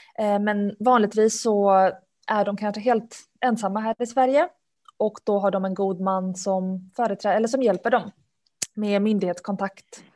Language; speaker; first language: Swedish; early bilingual, other home language; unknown